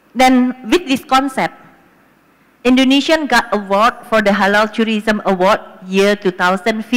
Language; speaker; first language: English; non-native, fluent; Indonesian